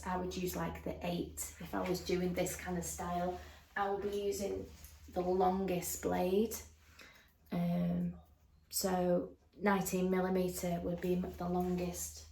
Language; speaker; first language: English; native; English